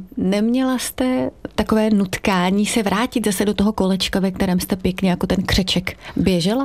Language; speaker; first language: Czech; native; Czech